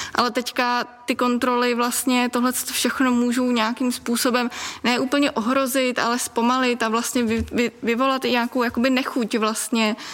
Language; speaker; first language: Czech; non-native, fluent; English